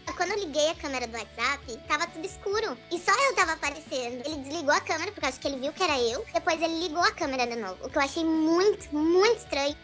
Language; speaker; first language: Portuguese; native; Portuguese